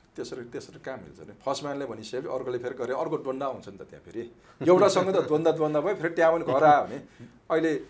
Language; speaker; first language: Nepali; native; Nepali